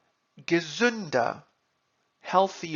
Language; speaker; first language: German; non-native, fluent; English